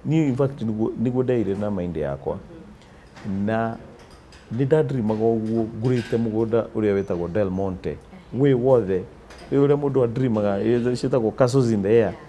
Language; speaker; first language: Kikuyu; native; Kikuyu